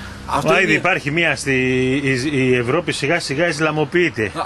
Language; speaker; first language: Greek; native; Greek